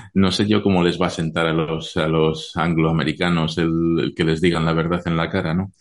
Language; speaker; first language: Spanish; native; Spanish